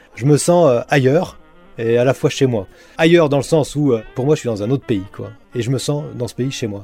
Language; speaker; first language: French; native; French